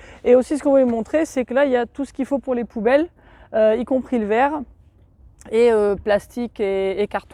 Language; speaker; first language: French; native; French